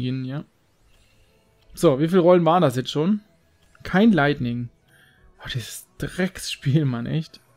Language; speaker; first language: German; native; German